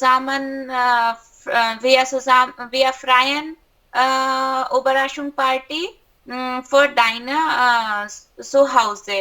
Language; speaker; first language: German; non-native, learner; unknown